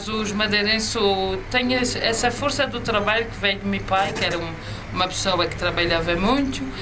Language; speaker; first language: Portuguese; early bilingual, heritage; Portuguese